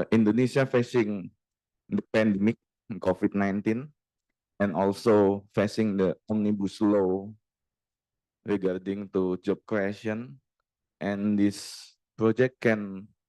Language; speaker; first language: English; non-native, learner; Indonesian